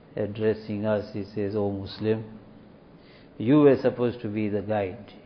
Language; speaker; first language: English; native; English